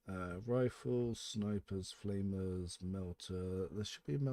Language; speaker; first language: English; native; English